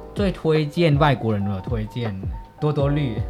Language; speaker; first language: Chinese; non-native, fluent; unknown